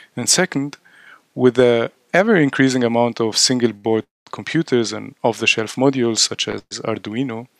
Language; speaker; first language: English; non-native, fluent; Arabic